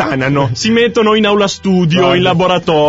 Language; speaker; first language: Italian; native; Italian